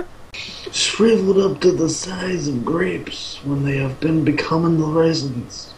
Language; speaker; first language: English; native; English